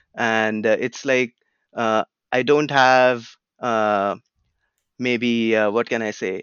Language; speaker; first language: English; non-native, local second language; Marathi